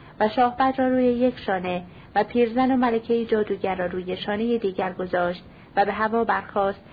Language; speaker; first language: Persian; native; Persian